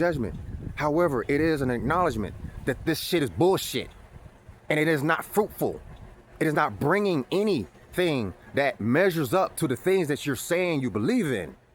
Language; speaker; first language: English; native; English